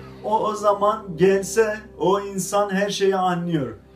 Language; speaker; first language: Turkish; non-native, fluent; Azerbaijani